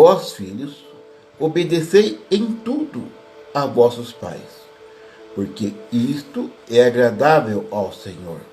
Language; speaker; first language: Portuguese; native; Portuguese